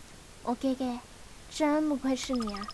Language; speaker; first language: Chinese; native; Chinese